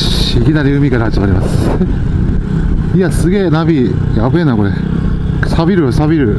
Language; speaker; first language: Japanese; native; Japanese